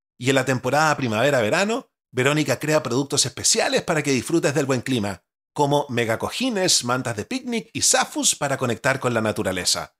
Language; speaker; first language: Spanish; native; Spanish